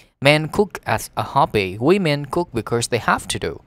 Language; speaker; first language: English; non-native, fluent; Vietnamese